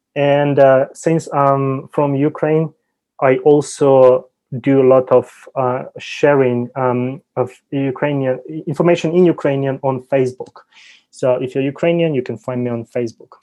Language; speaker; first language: English; non-native, fluent; Ukrainian